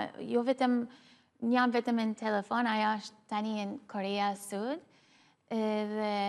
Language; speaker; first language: Albanian; early bilingual, heritage; Albanian